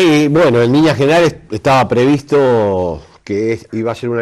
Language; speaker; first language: Spanish; native; Spanish